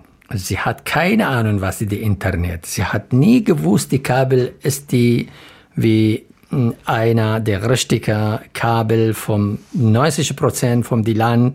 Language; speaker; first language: German; non-native, learner; Arabic